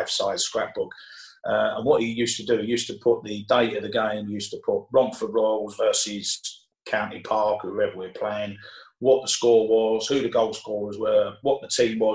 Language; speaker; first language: English; native; English